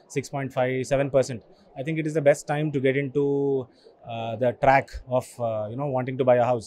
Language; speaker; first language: English; non-native, local second language; Telugu